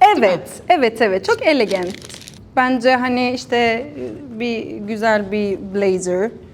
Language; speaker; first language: Turkish; early bilingual, heritage; Turkish